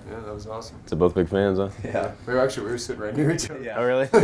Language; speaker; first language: English; native; English